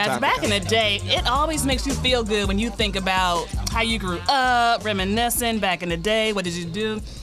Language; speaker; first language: English; native; English